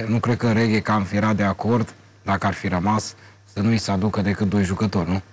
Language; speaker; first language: Romanian; native; Romanian